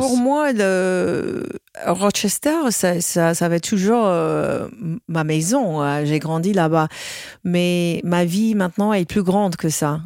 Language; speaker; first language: French; non-native, fluent; English